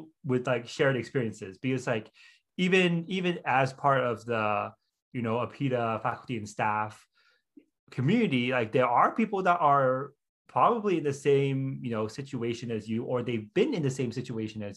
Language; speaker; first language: English; non-native, local second language; Cantonese